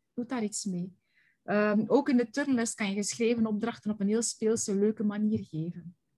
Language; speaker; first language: Dutch; native; Dutch